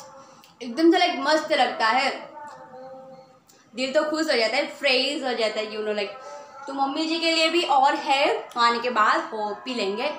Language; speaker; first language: Hindi; non-native, local second language; Odia